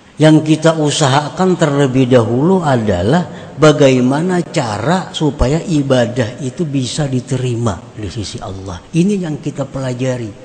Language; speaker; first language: Indonesian; non-native, local second language; Banjar